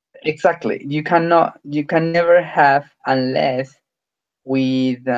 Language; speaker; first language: English; non-native, fluent; Spanish